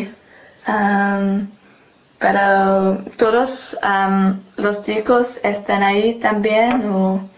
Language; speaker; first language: Spanish; non-native, learner; English